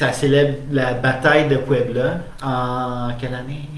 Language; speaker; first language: French; native; French